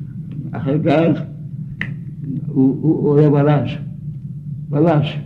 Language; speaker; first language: Hebrew; non-native, fluent; Yiddish